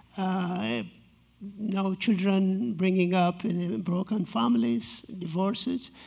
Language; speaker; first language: English; non-native, fluent; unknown